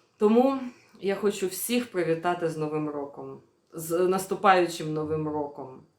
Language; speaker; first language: Ukrainian; non-native, local second language; Russian